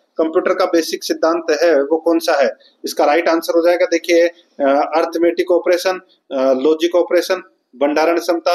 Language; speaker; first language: Hindi; native; Hindi